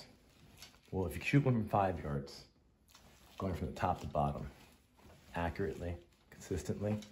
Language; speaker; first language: English; native; English